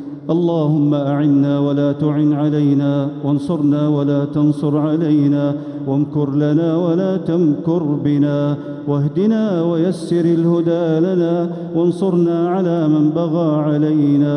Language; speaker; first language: Arabic; native; Arabic